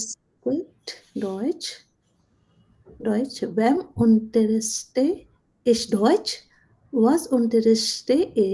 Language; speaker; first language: German; non-native, learner; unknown